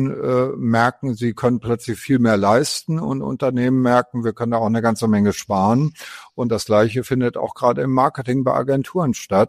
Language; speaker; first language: German; native; German